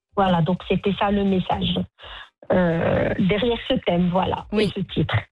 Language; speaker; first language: French; non-native, local second language; Arabic